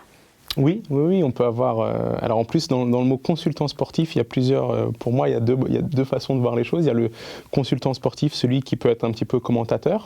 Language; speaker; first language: French; native; French